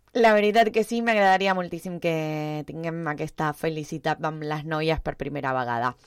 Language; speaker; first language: Catalan; early bilingual, heritage; Spanish